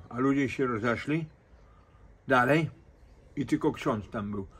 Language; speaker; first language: Polish; native; Polish